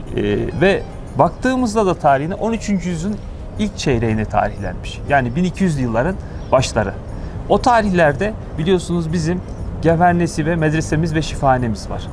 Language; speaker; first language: Turkish; native; Turkish